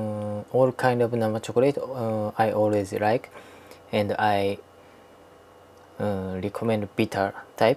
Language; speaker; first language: English; non-native, learner; Japanese